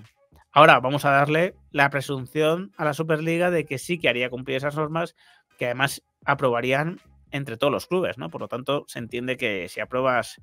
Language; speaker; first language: Spanish; native; Spanish